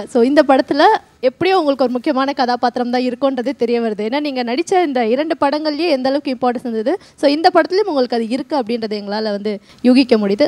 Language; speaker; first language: Tamil; native; Tamil